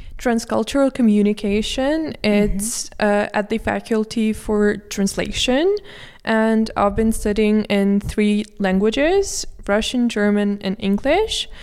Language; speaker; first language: English; non-native, fluent; Russian